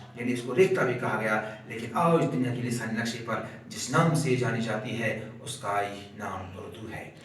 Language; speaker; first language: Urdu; non-native, local second language; Kashmiri